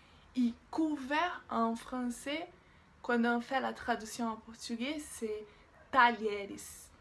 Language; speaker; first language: French; non-native, learner; Portuguese